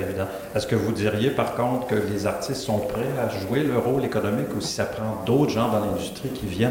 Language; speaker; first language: French; native; French